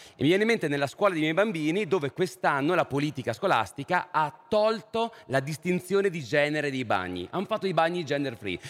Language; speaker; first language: Italian; native; Italian